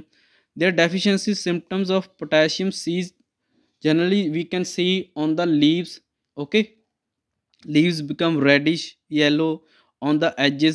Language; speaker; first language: English; non-native, local second language; Punjabi